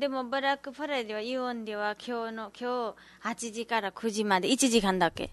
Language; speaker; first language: Japanese; non-native, learner; Nepali